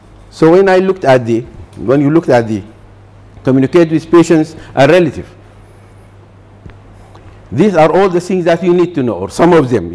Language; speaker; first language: English; non-native, fluent; Arabic